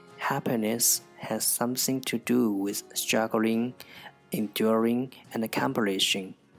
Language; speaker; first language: English; non-native, fluent; Chinese